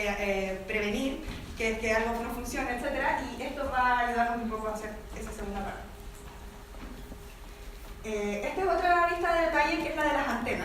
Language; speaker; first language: Spanish; native; Spanish